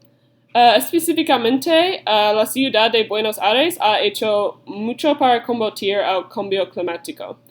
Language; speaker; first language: Spanish; non-native, learner; English